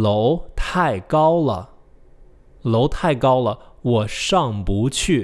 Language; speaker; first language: Chinese; non-native, fluent; English